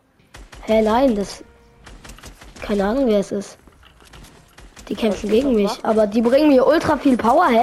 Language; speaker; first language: German; native; German